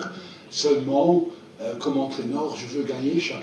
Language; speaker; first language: French; non-native, fluent; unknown